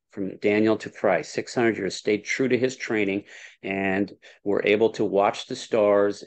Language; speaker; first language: English; native; English